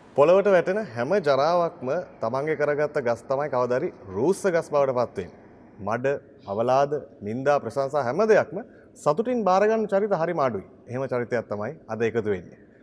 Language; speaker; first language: Sinhala; native; Sinhala